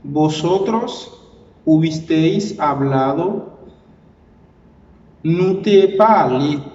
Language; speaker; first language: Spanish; non-native, learner; Haitian Creole